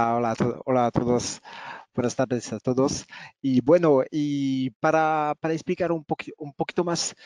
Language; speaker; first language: Spanish; non-native, fluent; French